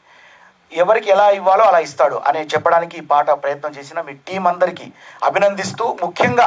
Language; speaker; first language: Telugu; native; Telugu